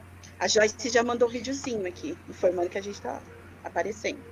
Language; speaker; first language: Portuguese; native; Portuguese